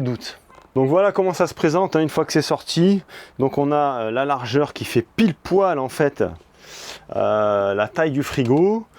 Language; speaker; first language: French; native; French